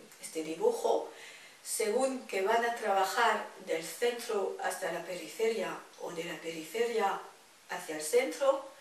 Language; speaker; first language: Spanish; non-native, fluent; French